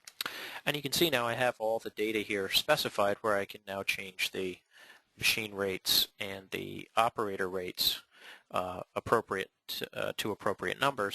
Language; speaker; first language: English; native; English